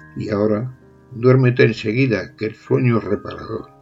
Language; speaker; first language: Spanish; non-native, local second language; Catalan